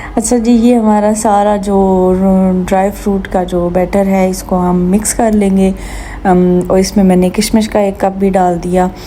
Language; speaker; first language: Urdu; non-native, local second language; Punjabi